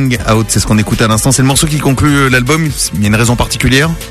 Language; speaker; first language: French; native; French